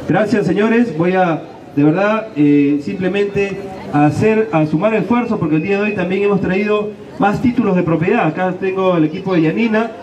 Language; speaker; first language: Spanish; native; Spanish